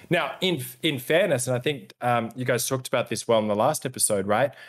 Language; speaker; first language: English; native; English